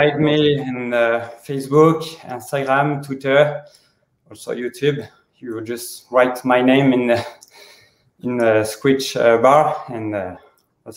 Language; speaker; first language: English; non-native, learner; French